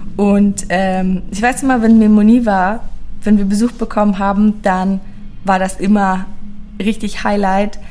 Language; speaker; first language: German; early bilingual, other home language; Persian